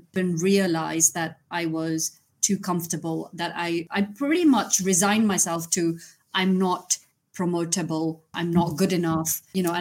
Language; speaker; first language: English; non-native, local second language; Gujarati